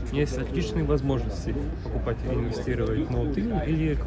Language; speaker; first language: Russian; non-native, learner; Latvian